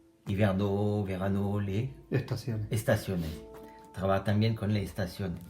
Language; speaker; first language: Spanish; non-native, learner; French